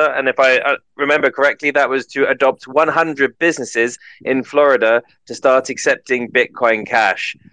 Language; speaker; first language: English; native; English